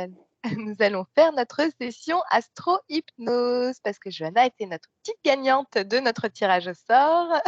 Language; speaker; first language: French; native; French